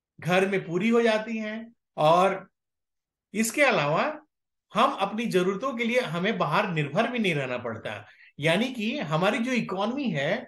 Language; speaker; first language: Hindi; native; Hindi